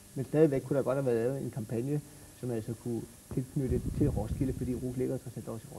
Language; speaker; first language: Danish; native; Danish